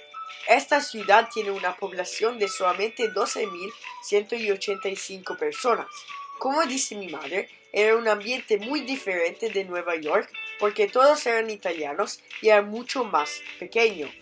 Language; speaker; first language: Spanish; non-native, fluent; English